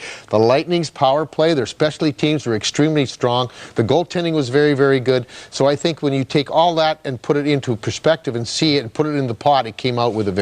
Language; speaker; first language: English; native; English